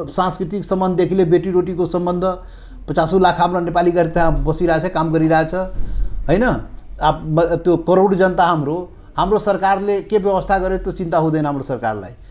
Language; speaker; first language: Nepali; non-native, local second language; Maithili